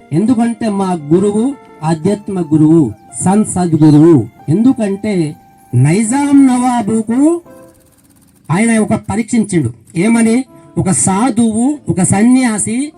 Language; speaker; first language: Telugu; non-native, local second language; Lambadi